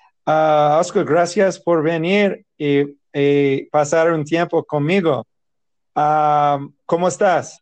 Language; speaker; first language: Spanish; non-native, learner; English